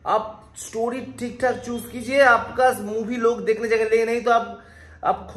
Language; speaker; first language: Hindi; non-native, local second language; Bangla